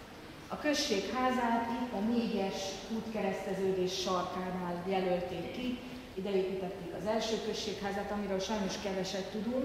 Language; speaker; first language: Hungarian; native; Hungarian